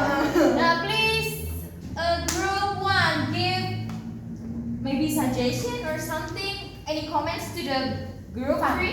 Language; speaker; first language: English; non-native, learner; Indonesian